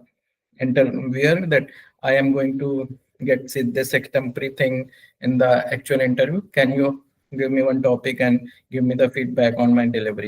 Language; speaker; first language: English; non-native, local second language; Hindi